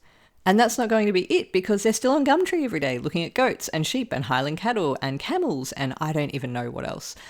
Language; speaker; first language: English; native; English